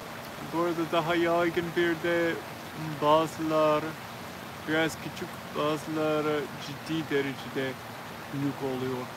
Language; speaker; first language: Turkish; non-native, learner; English